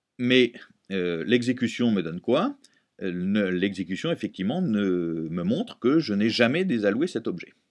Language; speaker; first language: French; native; French